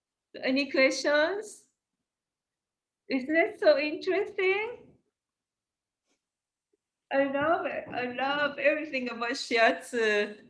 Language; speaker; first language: English; non-native, learner; Japanese